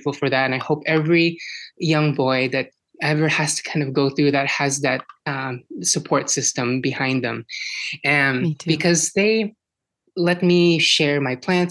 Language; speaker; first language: English; early bilingual, other home language; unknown